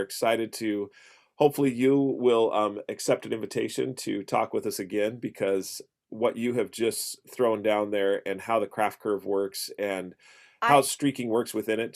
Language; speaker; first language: English; native; English